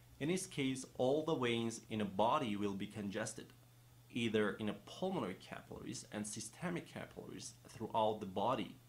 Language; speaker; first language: English; non-native, fluent; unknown